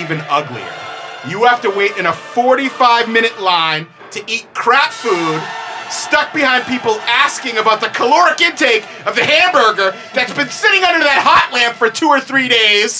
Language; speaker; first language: English; native; English